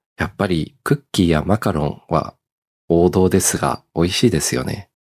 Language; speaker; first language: Japanese; early bilingual, heritage; Japanese